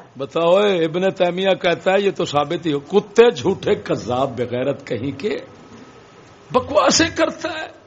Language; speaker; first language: Urdu; non-native, local second language; Punjabi